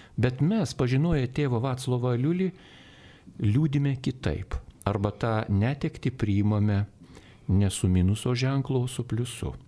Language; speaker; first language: Lithuanian; native; Lithuanian